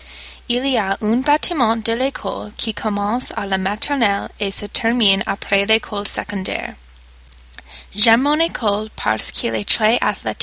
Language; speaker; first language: French; non-native, learner; English